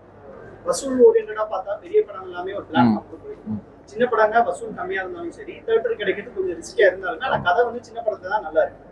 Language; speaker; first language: Tamil; native; Tamil